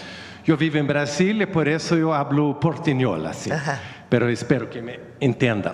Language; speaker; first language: Spanish; non-native, fluent; Swedish